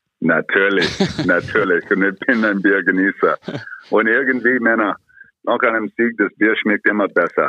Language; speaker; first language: German; non-native, fluent; English